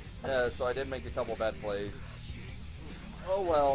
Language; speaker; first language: English; native; English